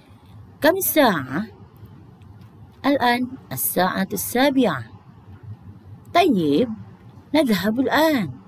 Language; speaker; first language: Arabic; non-native, fluent; Indonesian